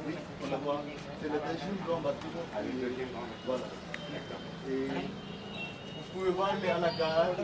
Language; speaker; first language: French; non-native, learner; Hindi